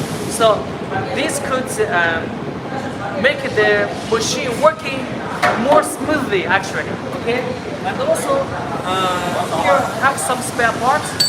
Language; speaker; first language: English; non-native, learner; Chinese